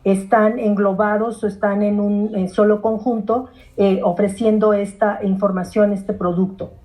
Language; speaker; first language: Spanish; non-native, fluent; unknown